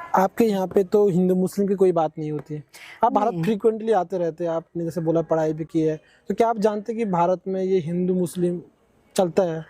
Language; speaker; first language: Hindi; native; Hindi